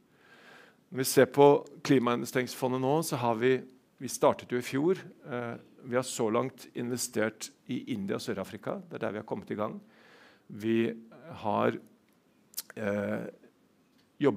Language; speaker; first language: Norwegian; native; Norwegian